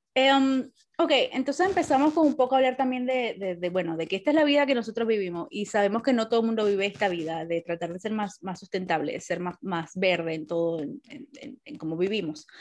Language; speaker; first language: Spanish; native; Spanish